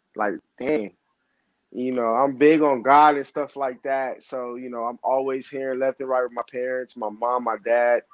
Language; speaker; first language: English; native; English